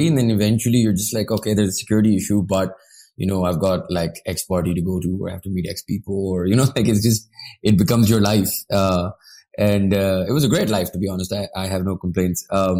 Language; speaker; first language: English; non-native, local second language; Urdu